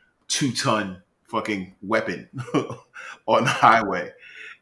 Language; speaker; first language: English; native; English